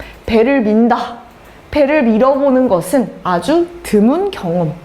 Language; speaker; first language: Korean; native; Korean